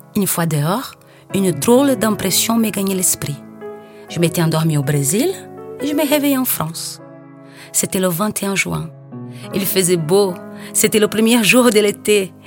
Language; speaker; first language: French; non-native, fluent; Portuguese